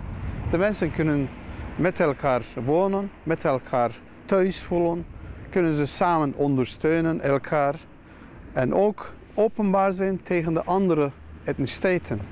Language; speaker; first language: Dutch; non-native, fluent; Turkish